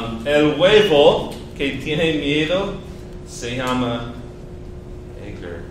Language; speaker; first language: Spanish; non-native, fluent; English